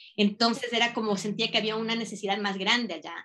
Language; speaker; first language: Spanish; native; Spanish